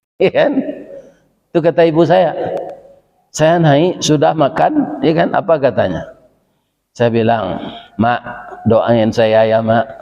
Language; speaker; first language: Malay; non-native, local second language; Minangkabau